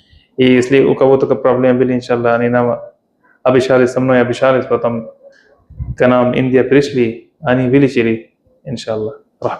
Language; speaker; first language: Russian; non-native, fluent; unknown